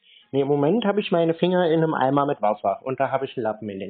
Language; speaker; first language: German; native; German